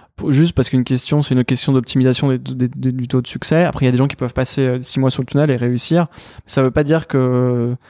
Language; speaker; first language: French; native; French